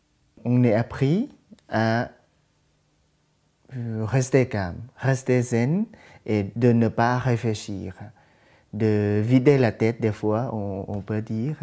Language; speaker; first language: French; non-native, fluent; Thai